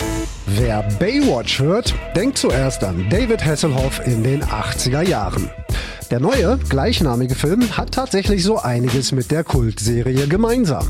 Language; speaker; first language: German; native; German